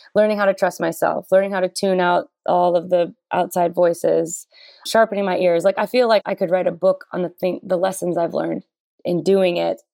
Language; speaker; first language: English; native; English